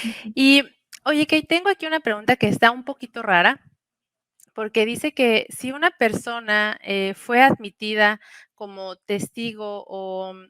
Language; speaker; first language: Spanish; native; Spanish